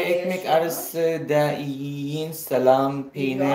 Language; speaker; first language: Turkish; non-native, learner; Filipino